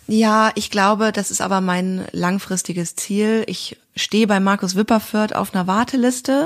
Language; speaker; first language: German; native; German